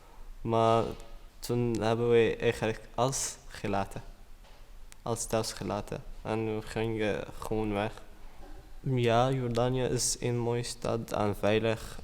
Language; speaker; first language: Dutch; early bilingual, other home language; Arabic